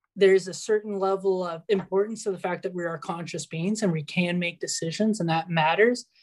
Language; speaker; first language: English; early bilingual, other home language; Spanish